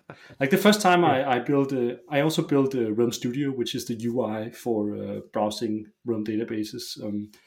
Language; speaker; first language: English; non-native, fluent; Danish